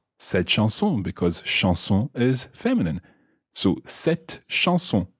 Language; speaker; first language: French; non-native, fluent; English